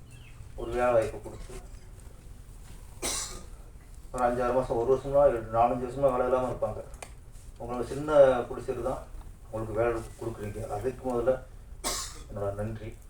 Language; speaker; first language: Tamil; native; Tamil